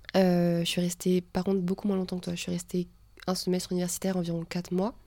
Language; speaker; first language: French; native; French